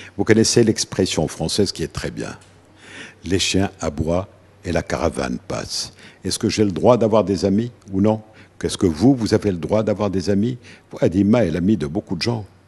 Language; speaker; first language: French; non-native, local second language; Arabic